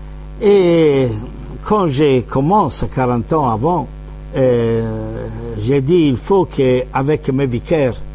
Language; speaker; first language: French; non-native, fluent; Italian